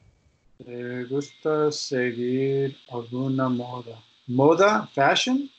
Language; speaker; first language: Spanish; non-native, learner; English